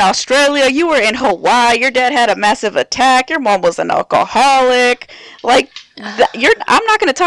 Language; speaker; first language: English; early bilingual, other home language; Spanish